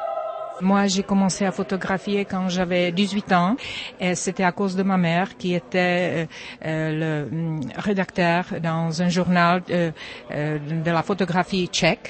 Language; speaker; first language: French; non-native, fluent; Czech